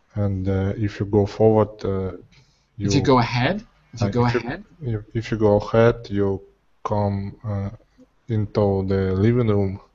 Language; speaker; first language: English; non-native, learner; Russian